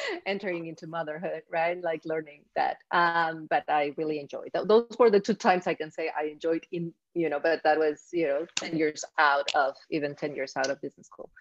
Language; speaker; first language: English; non-native, fluent; Spanish